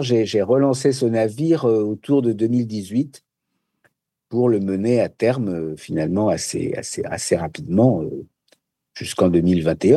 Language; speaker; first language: French; native; French